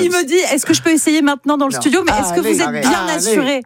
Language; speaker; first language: French; native; French